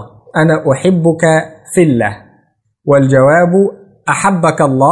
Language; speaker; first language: Arabic; non-native, fluent; Indonesian